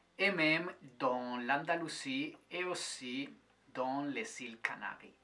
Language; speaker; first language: French; non-native, fluent; Spanish